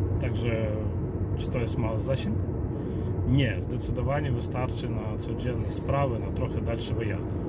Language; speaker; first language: Polish; native; Polish